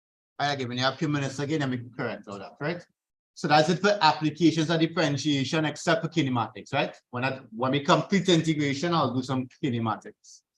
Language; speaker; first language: English; native; English